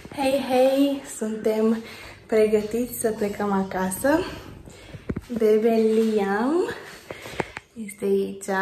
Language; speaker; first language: Romanian; native; Romanian